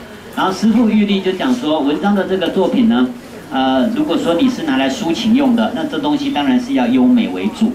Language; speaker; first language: Chinese; native; Chinese